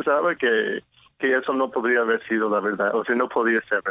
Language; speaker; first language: Spanish; non-native, fluent; English